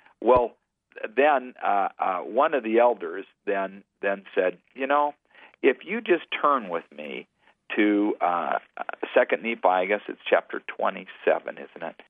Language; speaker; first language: English; native; English